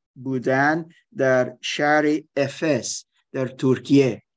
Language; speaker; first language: Persian; non-native, learner; German